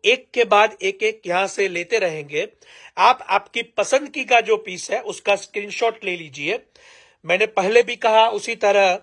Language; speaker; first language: Hindi; non-native, local second language; Gujarati